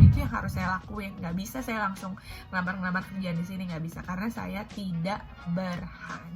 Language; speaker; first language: Indonesian; native; Indonesian